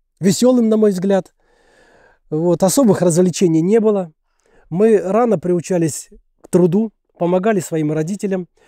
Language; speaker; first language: Russian; native; Russian